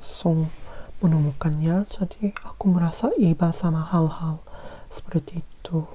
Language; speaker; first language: Indonesian; non-native, fluent; Korean